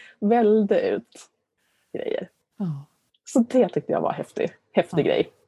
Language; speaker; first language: Swedish; native; Swedish